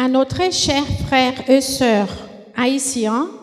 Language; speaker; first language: French; non-native, fluent; Portuguese